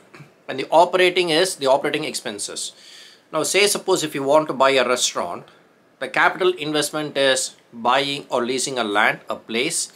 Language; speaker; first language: English; non-native, local second language; Tamil